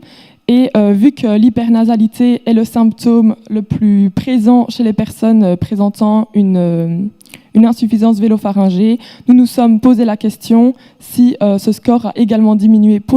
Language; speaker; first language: French; native; French